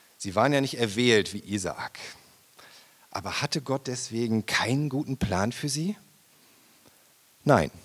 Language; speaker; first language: German; native; German